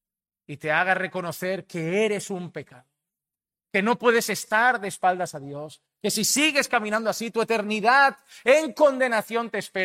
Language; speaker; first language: Spanish; native; Spanish